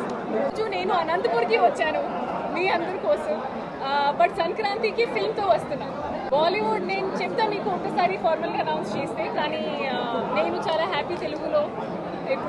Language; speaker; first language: Telugu; non-native, fluent; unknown